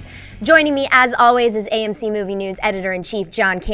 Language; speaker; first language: English; native; English